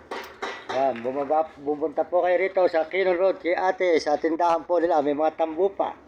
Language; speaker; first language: Filipino; native; Filipino